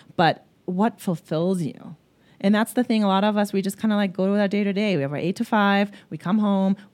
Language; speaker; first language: English; early bilingual, other home language; German